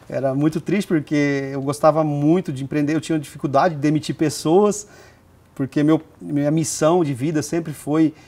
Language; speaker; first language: Portuguese; native; Portuguese